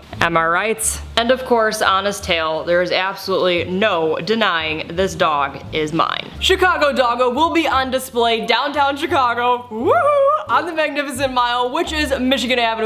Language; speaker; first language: English; native; English